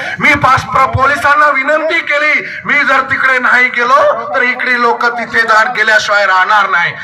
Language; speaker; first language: Marathi; non-native, local second language; Lambadi